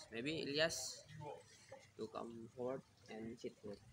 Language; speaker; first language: English; non-native, learner; Indonesian